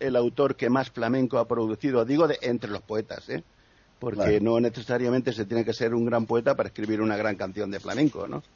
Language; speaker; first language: Spanish; native; Spanish